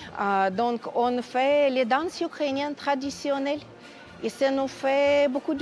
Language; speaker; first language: French; non-native, fluent; Ukrainian